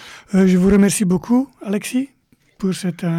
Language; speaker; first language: French; native; French